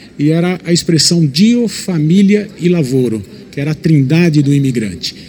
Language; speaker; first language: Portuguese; native; Portuguese